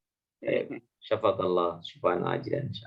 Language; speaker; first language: Arabic; non-native, fluent; Indonesian